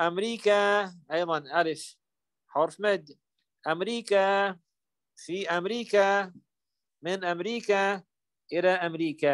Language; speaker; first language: Arabic; non-native, fluent; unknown